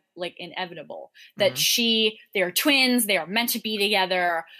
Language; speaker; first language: English; native; English